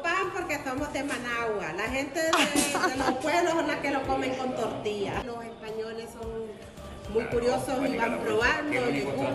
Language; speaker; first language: Spanish; native; Spanish